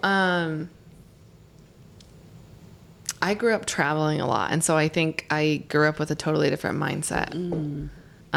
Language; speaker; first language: English; native; English